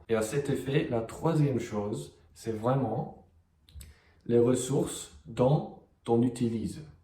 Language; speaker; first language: French; non-native, fluent; English